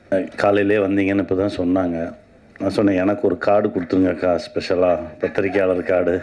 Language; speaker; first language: Tamil; native; Tamil